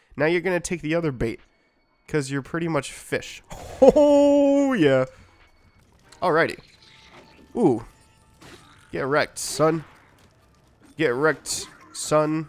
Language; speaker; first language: English; native; English